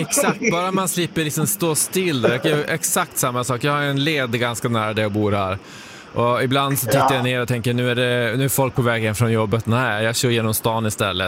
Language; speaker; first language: Swedish; native; Swedish